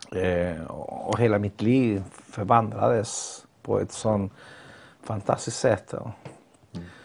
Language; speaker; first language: Swedish; non-native, fluent; Spanish